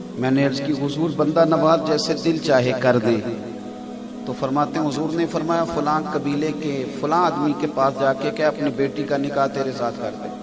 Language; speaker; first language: Urdu; non-native, local second language; Punjabi